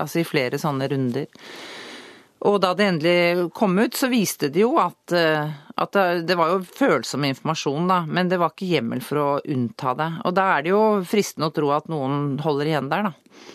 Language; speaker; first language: Norwegian; native; Norwegian